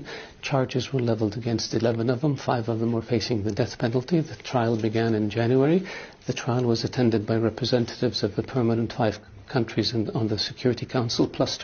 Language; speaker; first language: English; non-native, fluent; Arabic